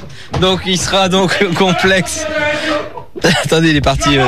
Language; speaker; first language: French; native; French